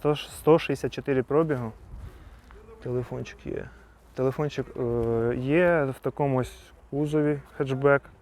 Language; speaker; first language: Ukrainian; native; Ukrainian